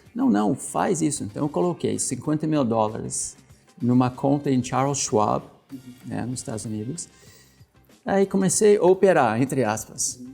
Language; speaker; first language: Portuguese; non-native, fluent; English